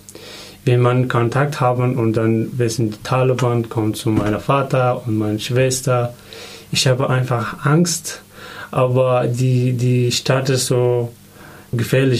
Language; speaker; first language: German; non-native, learner; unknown